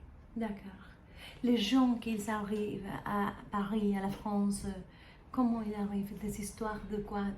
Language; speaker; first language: French; non-native, learner; Spanish